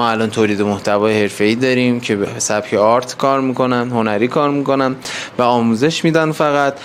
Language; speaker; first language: Persian; native; Persian